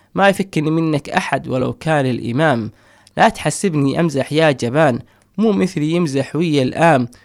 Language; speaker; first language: Arabic; non-native, local second language; Somali